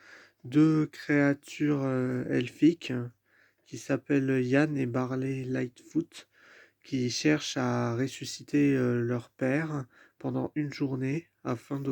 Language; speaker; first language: French; native; French